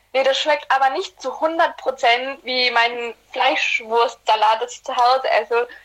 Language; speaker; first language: German; early bilingual, other home language; Turkish